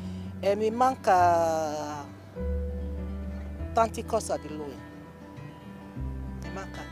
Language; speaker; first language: Italian; non-native, learner; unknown